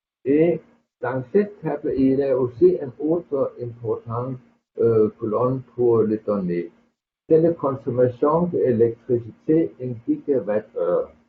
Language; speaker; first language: French; non-native, fluent; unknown